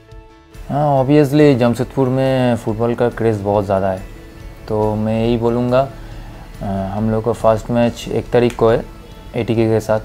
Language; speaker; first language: Hindi; non-native, local second language; Bangla